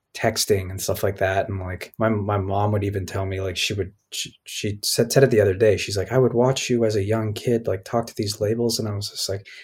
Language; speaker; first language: English; native; English